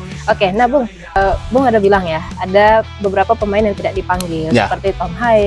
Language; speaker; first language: Indonesian; native; Indonesian